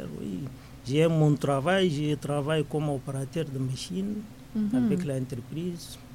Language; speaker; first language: French; non-native, learner; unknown